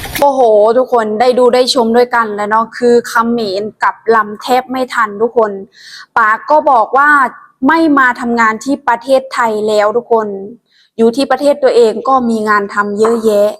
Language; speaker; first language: Thai; non-native, local second language; Lao